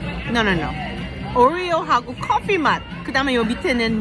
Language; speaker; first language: Korean; early bilingual, heritage; Korean